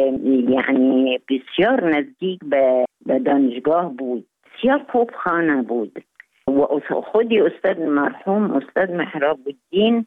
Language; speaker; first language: Persian; non-native, fluent; Arabic